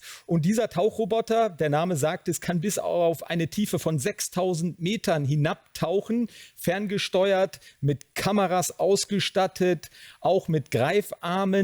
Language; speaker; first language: German; native; German